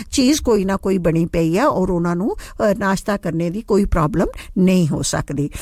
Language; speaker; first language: Urdu; non-native, local second language; Punjabi